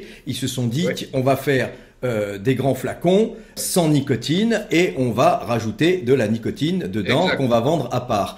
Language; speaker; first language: French; native; French